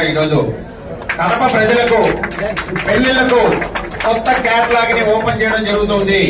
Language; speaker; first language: Telugu; native; Telugu